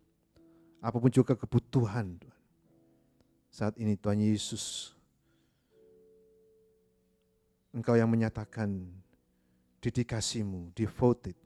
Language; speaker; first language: Indonesian; native; Indonesian